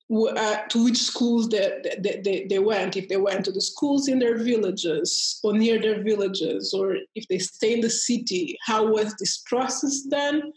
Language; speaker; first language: English; early bilingual, heritage; Portuguese